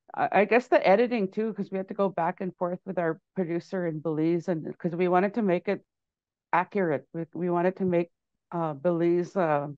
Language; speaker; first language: English; native; English